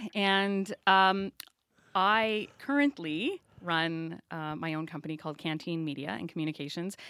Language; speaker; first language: English; native; English